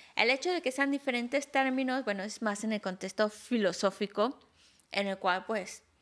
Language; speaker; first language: Spanish; native; Spanish